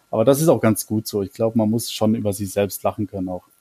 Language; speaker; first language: German; native; German